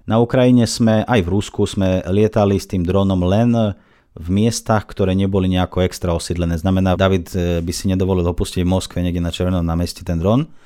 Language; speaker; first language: Slovak; non-native, fluent; Russian